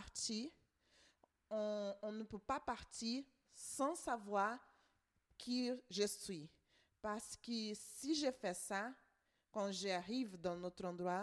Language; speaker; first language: French; non-native, learner; Portuguese